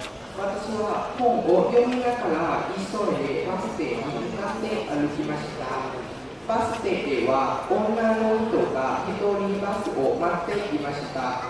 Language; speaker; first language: Japanese; non-native, learner; Lao